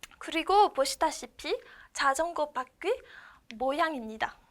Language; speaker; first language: Korean; non-native, learner; French